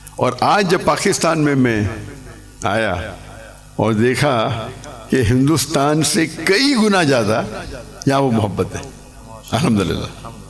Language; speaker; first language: Urdu; non-native, local second language; English